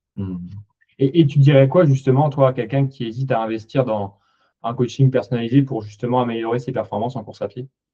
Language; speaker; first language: French; native; French